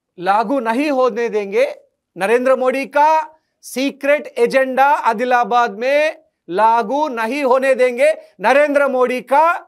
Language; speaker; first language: Hindi; non-native, local second language; Telugu